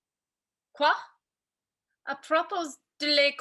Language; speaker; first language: French; non-native, learner; English